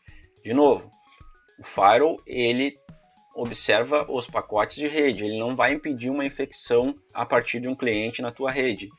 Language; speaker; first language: Portuguese; native; Portuguese